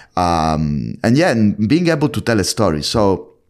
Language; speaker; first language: English; non-native, fluent; Italian